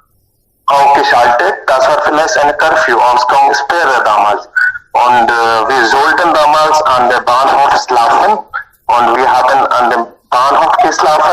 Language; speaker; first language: German; non-native, learner; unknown